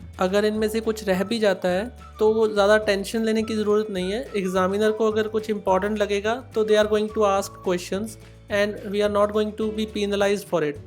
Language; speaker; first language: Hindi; non-native, local second language; Punjabi